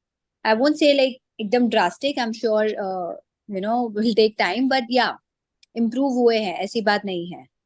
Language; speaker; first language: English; non-native, local second language; Hindi